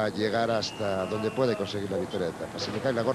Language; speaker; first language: Spanish; native; Spanish